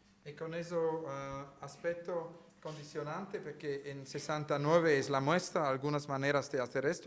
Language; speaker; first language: Spanish; non-native, learner; Italian